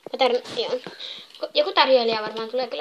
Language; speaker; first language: Finnish; native; Finnish